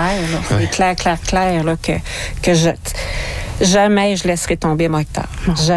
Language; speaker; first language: French; native; French